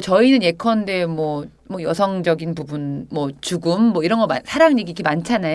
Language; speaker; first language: Korean; native; Korean